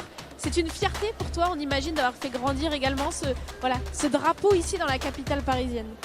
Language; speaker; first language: French; native; French